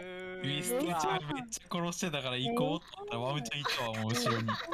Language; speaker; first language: Japanese; native; Japanese